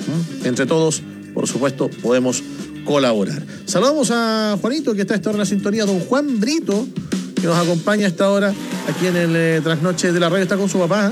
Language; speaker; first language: Spanish; native; Spanish